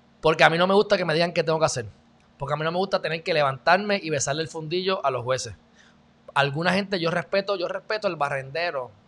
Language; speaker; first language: Spanish; native; Spanish